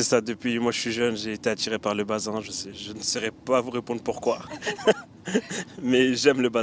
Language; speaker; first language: French; early bilingual, other home language; Bambara